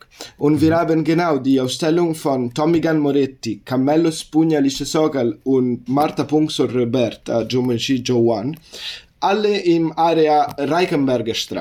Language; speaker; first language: German; non-native, learner; Italian